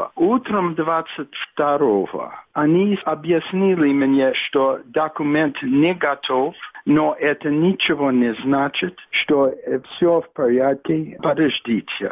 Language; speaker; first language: Russian; non-native, fluent; English